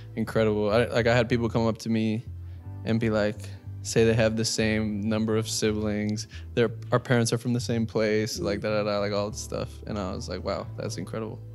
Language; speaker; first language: English; native; English